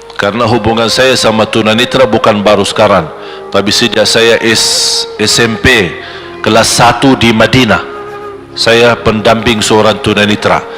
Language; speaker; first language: Malay; non-native, fluent; Arabic